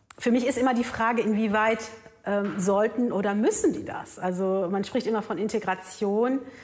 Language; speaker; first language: German; early bilingual, other home language; Arabic